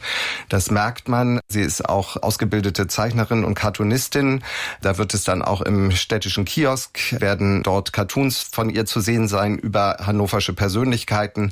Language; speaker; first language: German; native; German